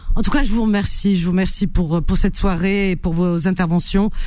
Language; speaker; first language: French; native; French